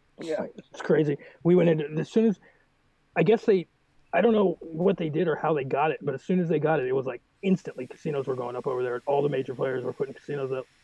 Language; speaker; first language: English; native; English